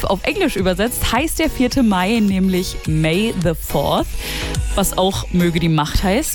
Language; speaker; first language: German; native; German